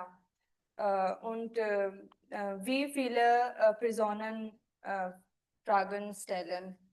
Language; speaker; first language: German; non-native, learner; Hindi